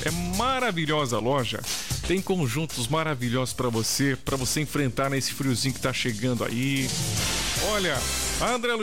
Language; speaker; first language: Portuguese; native; Portuguese